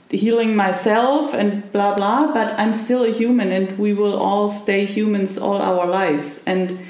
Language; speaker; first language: English; non-native, fluent; German